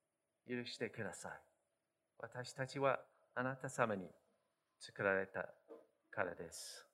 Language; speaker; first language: Japanese; non-native, fluent; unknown